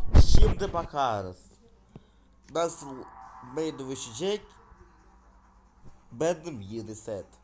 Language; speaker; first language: Turkish; non-native, learner; Russian